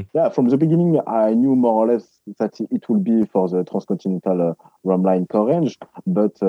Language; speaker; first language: English; non-native, fluent; French